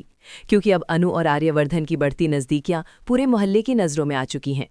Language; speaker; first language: Hindi; native; Hindi